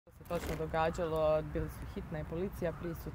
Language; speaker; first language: Croatian; native; Croatian